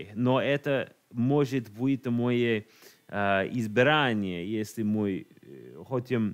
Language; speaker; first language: Russian; non-native, learner; English